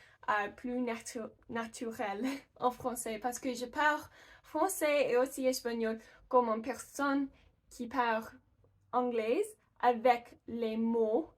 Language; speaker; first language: French; non-native, learner; English